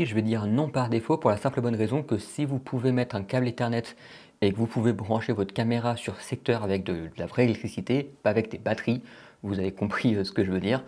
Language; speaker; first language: French; native; French